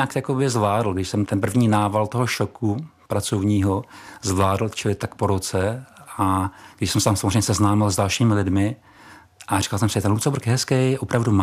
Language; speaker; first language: Czech; native; Czech